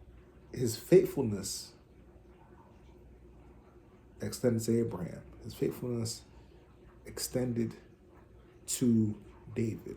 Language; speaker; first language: English; native; English